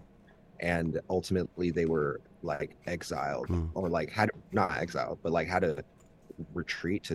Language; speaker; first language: English; early bilingual, other home language; Chinese